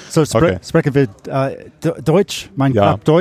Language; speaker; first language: German; non-native, learner; English